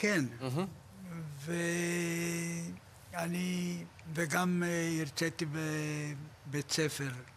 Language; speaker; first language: Hebrew; non-native, fluent; Polish